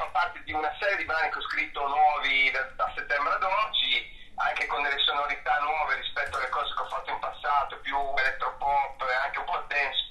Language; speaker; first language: Italian; native; Italian